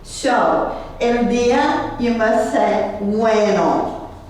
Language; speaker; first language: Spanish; non-native, learner; English